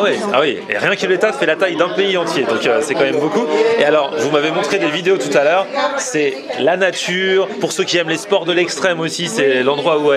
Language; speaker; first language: French; native; French